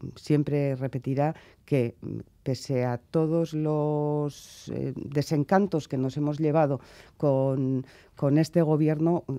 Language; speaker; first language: Spanish; native; Spanish